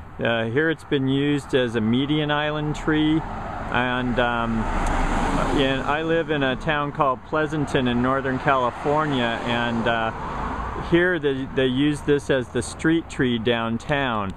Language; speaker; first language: English; native; English